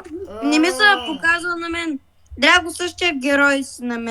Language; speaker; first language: Bulgarian; native; Bulgarian